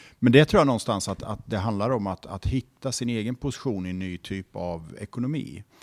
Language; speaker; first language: Swedish; native; Swedish